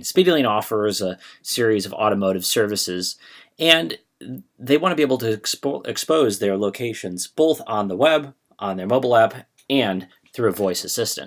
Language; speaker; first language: English; native; English